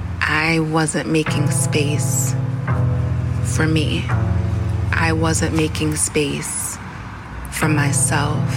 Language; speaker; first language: English; native; English